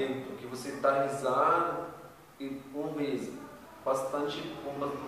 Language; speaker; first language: Portuguese; non-native, learner; Arabic